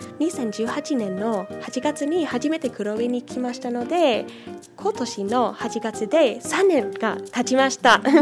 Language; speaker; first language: Japanese; non-native, fluent; English